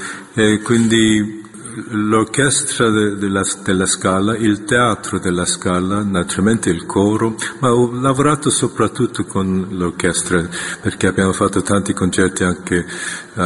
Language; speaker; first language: Italian; non-native, fluent; Korean